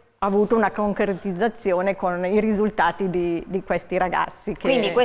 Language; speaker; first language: Italian; native; Italian